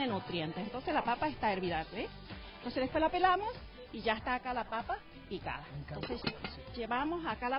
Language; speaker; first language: Spanish; native; Spanish